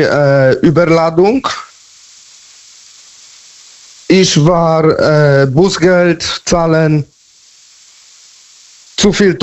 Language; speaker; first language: German; non-native, learner; Polish